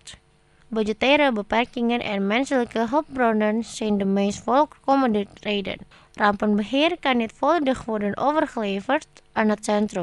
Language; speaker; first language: Dutch; non-native, fluent; Indonesian